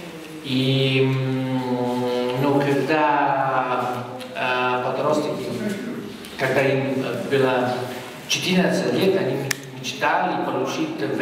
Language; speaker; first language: Russian; non-native, fluent; Italian